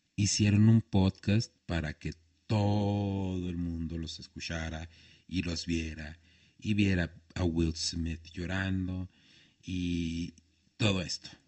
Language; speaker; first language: Spanish; native; Spanish